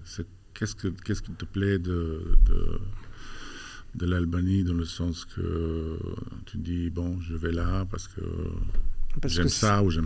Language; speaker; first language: French; non-native, fluent; Albanian